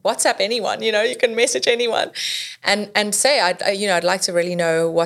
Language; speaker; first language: English; native; English